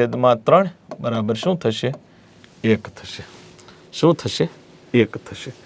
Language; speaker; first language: Gujarati; native; Gujarati